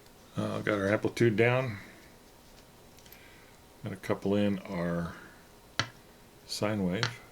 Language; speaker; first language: English; native; English